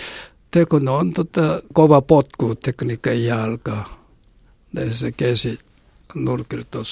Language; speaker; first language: Finnish; non-native, learner; Korean